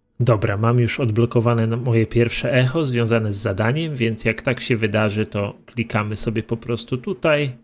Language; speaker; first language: Polish; native; Polish